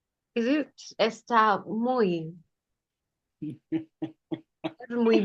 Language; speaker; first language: Spanish; non-native, learner; Swahili